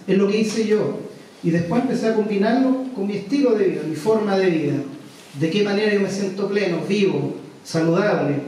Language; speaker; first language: Spanish; native; Spanish